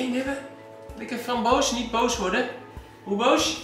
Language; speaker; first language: Dutch; native; Dutch